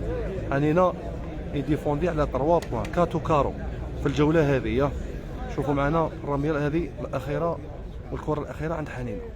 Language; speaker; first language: Arabic; native; Arabic